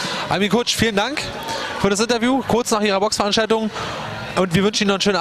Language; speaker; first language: German; native; German